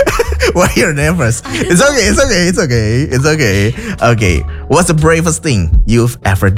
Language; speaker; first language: English; non-native, fluent; Indonesian